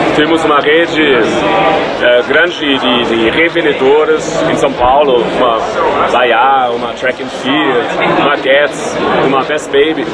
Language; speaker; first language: Portuguese; non-native, fluent; German